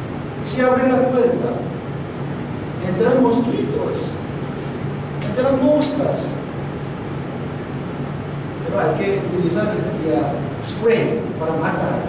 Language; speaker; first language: Spanish; non-native, learner; Korean